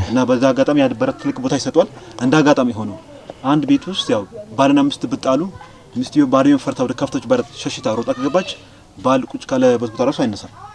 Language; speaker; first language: Amharic; non-native, local second language; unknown